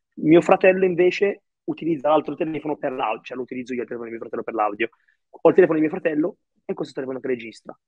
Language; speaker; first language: Italian; early bilingual, other home language; Arabic